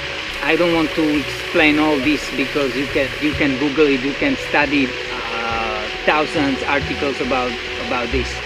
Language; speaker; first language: English; non-native, fluent; Slovak